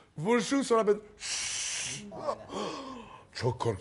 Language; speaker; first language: Turkish; non-native, learner; French